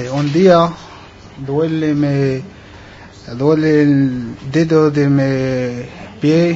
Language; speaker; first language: Spanish; non-native, learner; Arabic